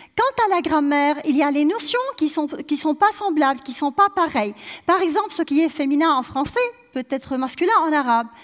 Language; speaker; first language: French; non-native, local second language; Arabic